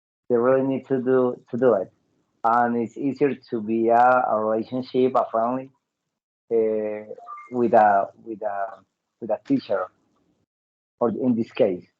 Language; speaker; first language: English; non-native, learner; Spanish